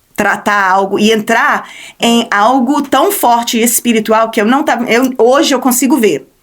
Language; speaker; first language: Portuguese; early bilingual, heritage; Portuguese